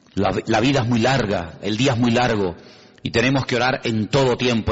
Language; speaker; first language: Spanish; native; Spanish